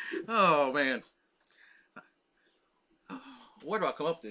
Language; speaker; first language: English; native; English